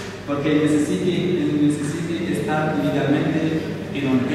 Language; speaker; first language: Spanish; non-native, learner; Arabic